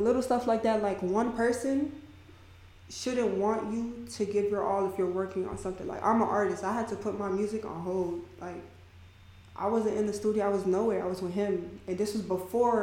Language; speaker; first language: English; native; English